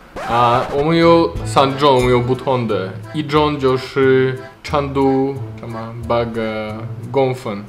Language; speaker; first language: Chinese; non-native, learner; Russian